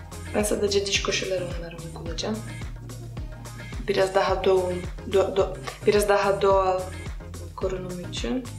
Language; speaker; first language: Turkish; non-native, fluent; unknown